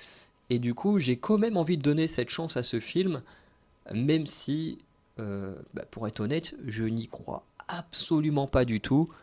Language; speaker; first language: French; native; French